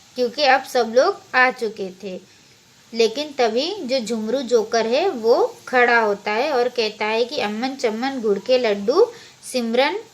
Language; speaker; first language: Hindi; non-native, local second language; Gujarati